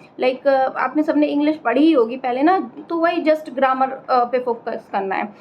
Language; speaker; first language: Hindi; native; Hindi